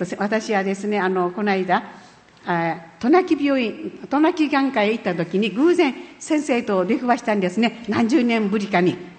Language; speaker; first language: Japanese; native; Japanese